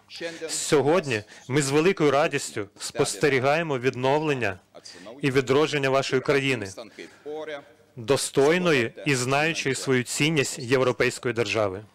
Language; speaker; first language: Ukrainian; non-native, learner; Lithuanian